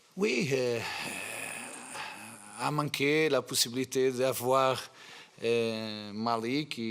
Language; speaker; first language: French; non-native, fluent; Portuguese